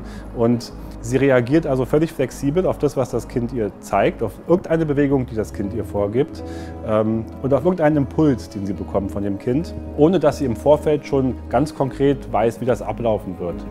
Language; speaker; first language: German; native; German